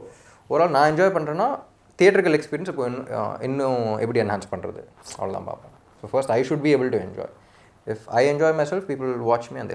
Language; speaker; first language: Tamil; non-native, local second language; Telugu